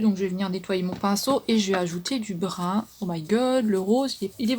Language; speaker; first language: French; native; French